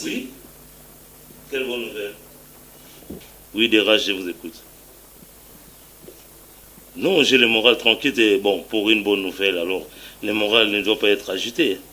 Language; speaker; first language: French; non-native, local second language; Lingala